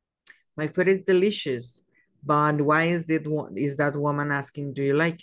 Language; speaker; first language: English; non-native, fluent; Spanish